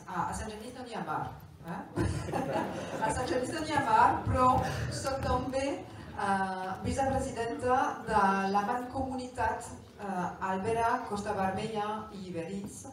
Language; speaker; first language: Catalan; non-native, local second language; French